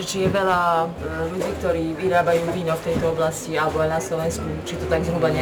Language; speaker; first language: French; non-native, fluent; Slovak